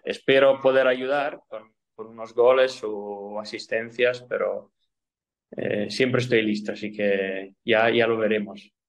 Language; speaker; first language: Spanish; non-native, fluent; Italian